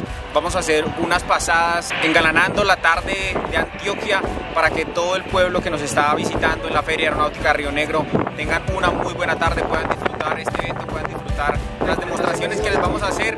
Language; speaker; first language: Spanish; native; Spanish